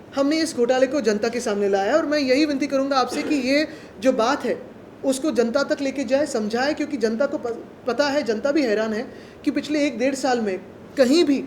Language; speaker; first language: Hindi; non-native, local second language; Marathi